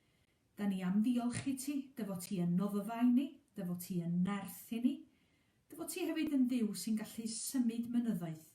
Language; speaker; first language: Welsh; native; Welsh